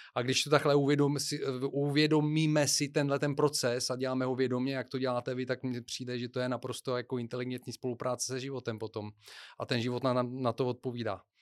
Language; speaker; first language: Czech; non-native, fluent; Bulgarian